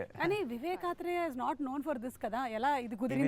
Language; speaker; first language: Telugu; native; Telugu